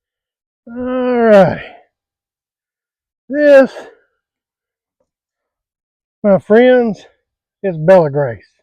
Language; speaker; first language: English; native; English